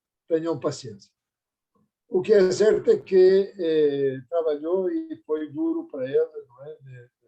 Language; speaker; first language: Portuguese; non-native, fluent; Persian